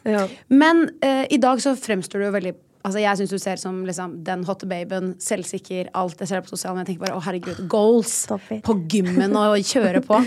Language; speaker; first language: Norwegian; native; Norwegian